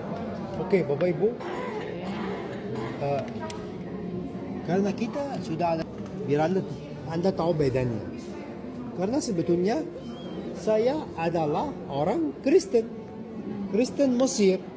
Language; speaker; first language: Indonesian; non-native, fluent; Arabic